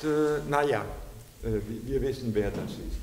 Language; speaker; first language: German; non-native, fluent; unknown